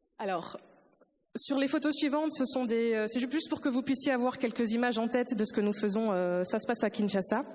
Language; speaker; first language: French; early bilingual, other home language; Lingala